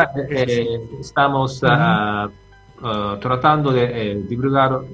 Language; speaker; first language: Spanish; non-native, fluent; Japanese